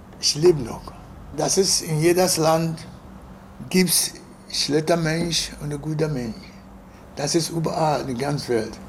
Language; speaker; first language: German; non-native, learner; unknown